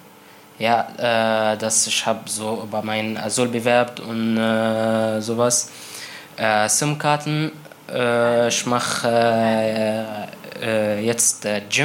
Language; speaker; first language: German; non-native, learner; Arabic